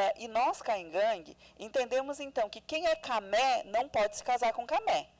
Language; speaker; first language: Portuguese; non-native, local second language; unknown